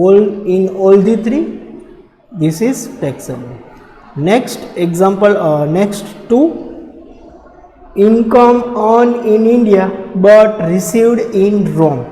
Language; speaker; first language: English; non-native, local second language; Gujarati